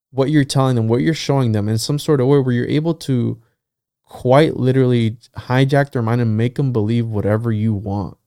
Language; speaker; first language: English; non-native, fluent; Spanish